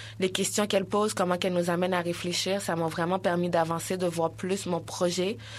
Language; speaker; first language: French; early bilingual, other home language; Haitian Creole